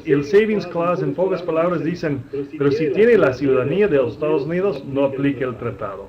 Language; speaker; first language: Spanish; non-native, fluent; English